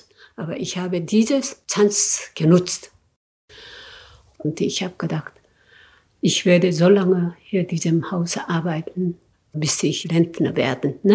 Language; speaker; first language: German; non-native, learner; Korean